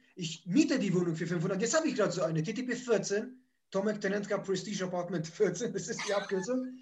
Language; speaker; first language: German; early bilingual, other home language; Polish